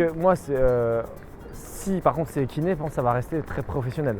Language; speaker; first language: French; native; French